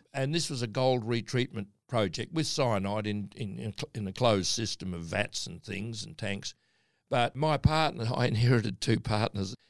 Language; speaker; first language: English; native; English